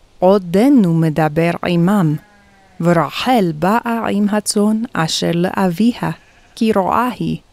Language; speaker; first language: Hebrew; non-native, fluent; Korean